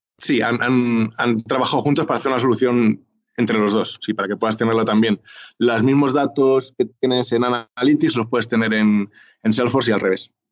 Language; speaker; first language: Spanish; native; Spanish